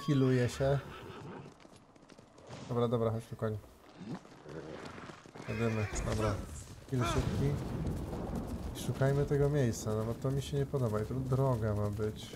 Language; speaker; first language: Polish; native; Polish